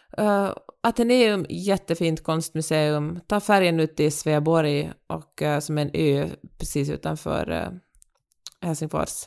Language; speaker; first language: Swedish; native; Swedish